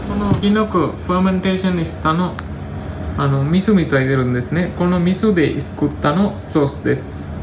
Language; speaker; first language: Japanese; non-native, learner; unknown